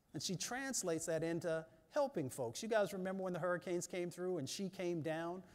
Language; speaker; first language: English; native; English